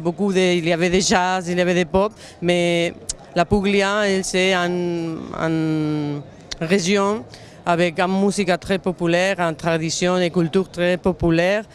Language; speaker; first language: French; non-native, learner; Catalan